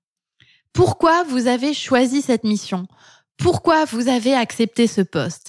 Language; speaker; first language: French; native; French